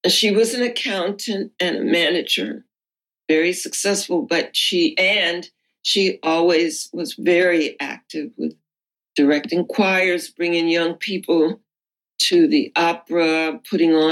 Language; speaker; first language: English; native; English